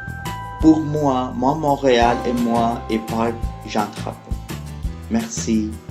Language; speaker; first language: French; non-native, learner; English